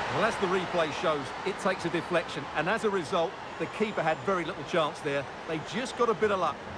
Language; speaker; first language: English; native; English